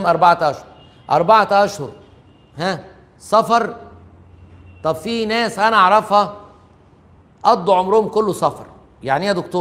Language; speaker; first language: Arabic; native; Arabic